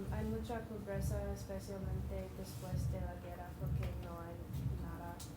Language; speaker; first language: Spanish; non-native, learner; English